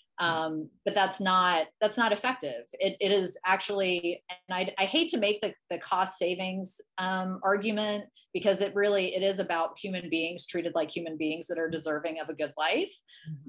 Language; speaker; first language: English; native; English